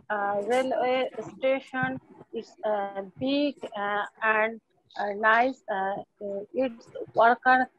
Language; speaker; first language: English; non-native, learner; Bangla